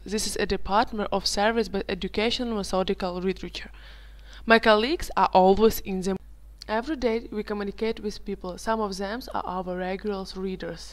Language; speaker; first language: English; non-native, learner; Ukrainian